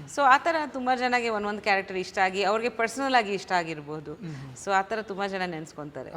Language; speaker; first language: Kannada; non-native, fluent; Bangla